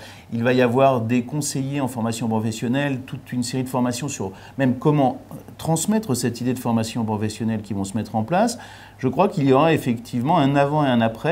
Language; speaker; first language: French; native; French